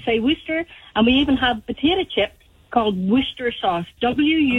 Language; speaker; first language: English; native; English